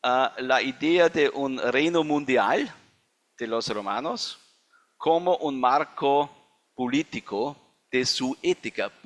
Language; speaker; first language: Spanish; non-native, fluent; German